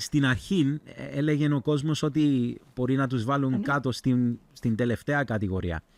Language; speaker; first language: Greek; non-native, learner; English